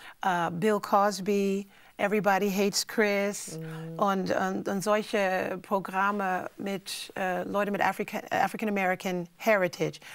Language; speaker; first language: German; non-native, fluent; English